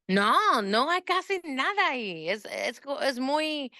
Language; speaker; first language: Spanish; early bilingual, heritage; Spanish